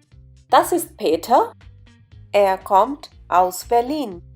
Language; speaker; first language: German; non-native, fluent; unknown